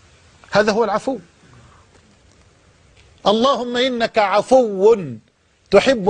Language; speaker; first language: Arabic; native; Arabic